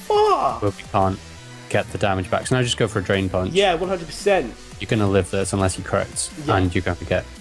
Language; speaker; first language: English; native; English